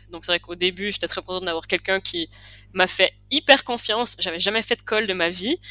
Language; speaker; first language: French; native; French